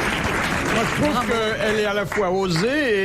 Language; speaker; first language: French; native; French